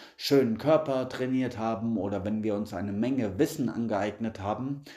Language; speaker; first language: German; native; German